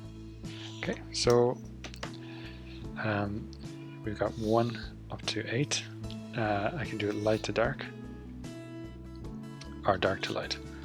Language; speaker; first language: English; native; English